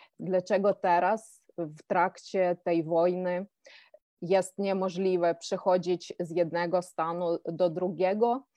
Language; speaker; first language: Polish; non-native, fluent; Ukrainian